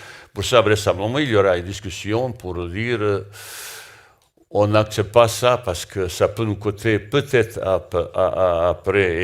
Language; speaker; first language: French; non-native, learner; Bosnian